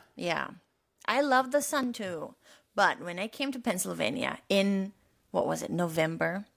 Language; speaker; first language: English; non-native, fluent; German